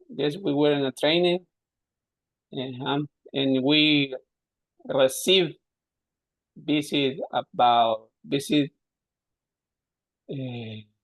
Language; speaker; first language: English; non-native, learner; Spanish